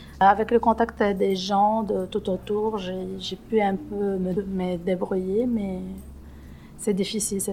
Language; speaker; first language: French; non-native, local second language; Arabic